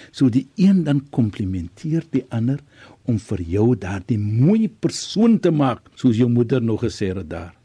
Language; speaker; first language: Afrikaans; native; Afrikaans